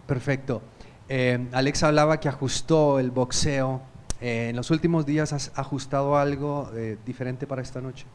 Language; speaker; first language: Spanish; native; Spanish